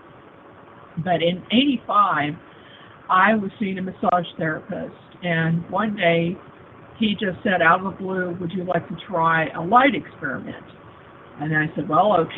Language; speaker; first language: English; native; English